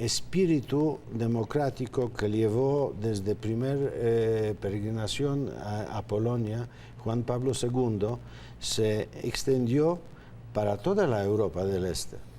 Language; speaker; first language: Spanish; non-native, fluent; Polish